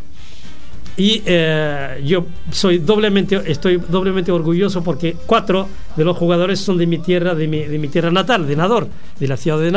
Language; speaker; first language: Spanish; non-native, fluent; Arabic